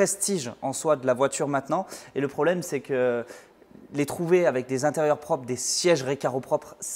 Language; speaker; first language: French; native; French